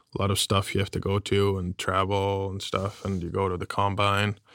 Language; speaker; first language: English; non-native, fluent; German